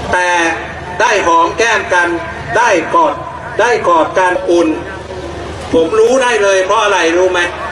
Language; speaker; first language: Thai; native; Thai